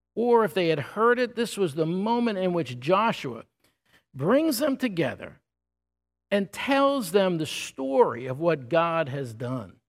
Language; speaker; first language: English; native; English